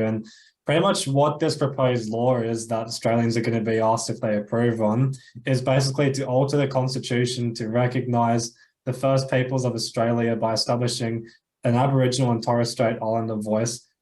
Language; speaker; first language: English; native; English